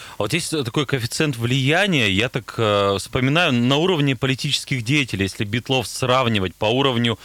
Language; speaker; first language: Russian; native; Russian